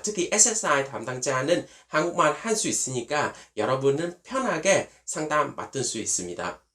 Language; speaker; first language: Korean; non-native, fluent; Vietnamese